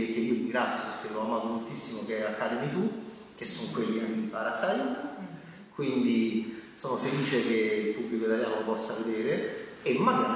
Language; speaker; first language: Italian; native; Italian